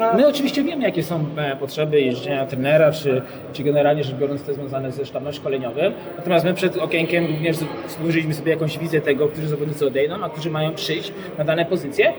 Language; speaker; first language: Polish; native; Polish